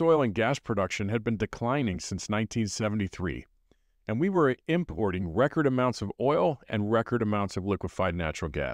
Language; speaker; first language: English; native; English